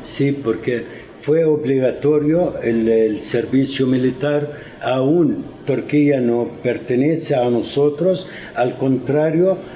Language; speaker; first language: Spanish; non-native, fluent; Arabic